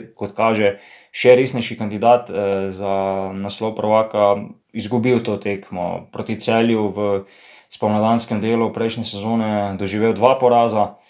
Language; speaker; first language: Slovenian; native; Slovenian